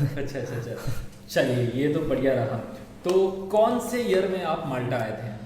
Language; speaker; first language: Hindi; native; Hindi